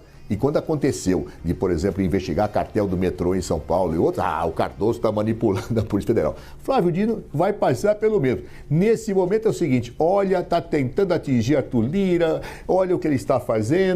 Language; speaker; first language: Portuguese; native; Portuguese